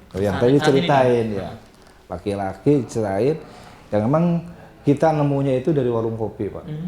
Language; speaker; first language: Indonesian; non-native, local second language; Sundanese